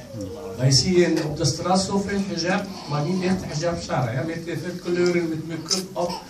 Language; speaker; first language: Dutch; non-native, fluent; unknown